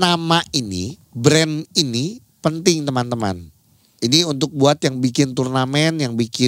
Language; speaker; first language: Indonesian; native; Indonesian